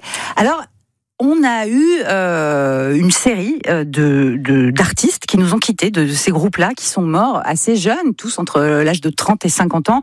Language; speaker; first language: French; native; French